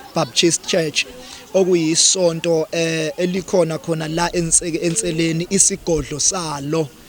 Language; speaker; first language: Zulu; native; Zulu